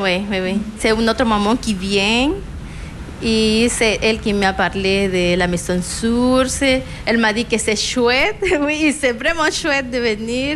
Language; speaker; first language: French; non-native, learner; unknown